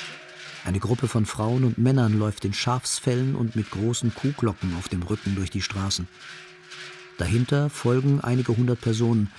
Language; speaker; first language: German; native; German